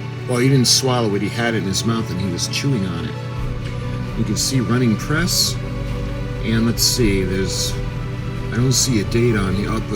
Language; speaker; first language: English; native; English